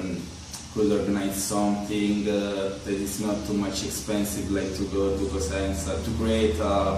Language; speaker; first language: English; non-native, learner; Italian